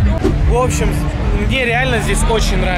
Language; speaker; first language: Russian; native; Russian